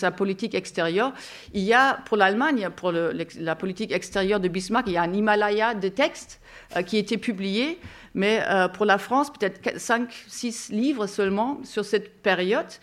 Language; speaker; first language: French; non-native, fluent; German